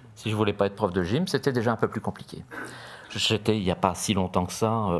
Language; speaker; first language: French; native; French